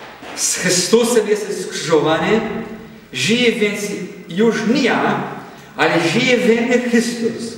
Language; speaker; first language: Polish; non-native, learner; Portuguese